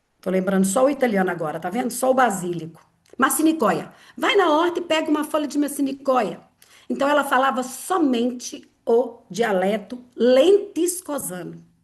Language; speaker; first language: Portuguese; native; Portuguese